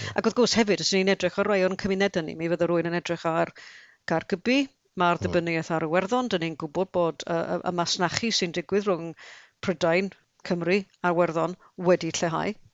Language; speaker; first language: Welsh; native; Welsh